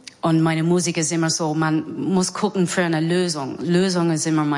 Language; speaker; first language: German; non-native, learner; English